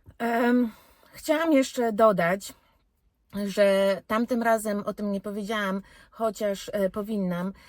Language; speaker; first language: Polish; early bilingual, heritage; Polish